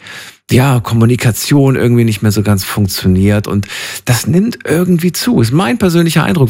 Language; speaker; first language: German; native; German